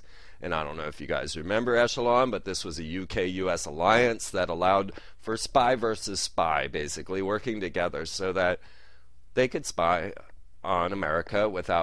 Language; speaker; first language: English; native; English